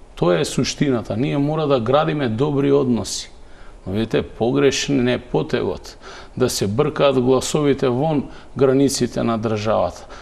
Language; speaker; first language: Macedonian; native; Macedonian